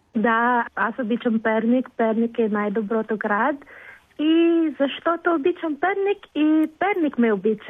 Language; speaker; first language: Bulgarian; non-native, learner; Filipino